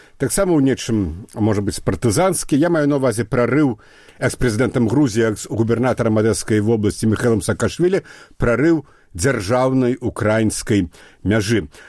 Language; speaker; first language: Belarusian; native; Belarusian